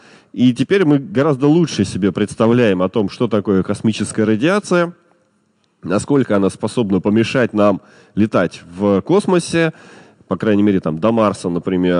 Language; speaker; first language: Russian; native; Russian